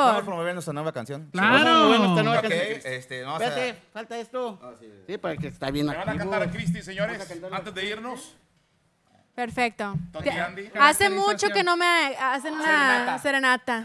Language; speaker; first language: Spanish; native; Spanish